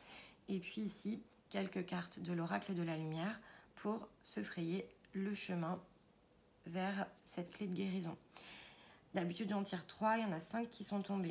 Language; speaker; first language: French; native; French